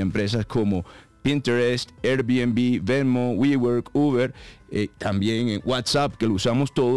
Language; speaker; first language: Spanish; native; Spanish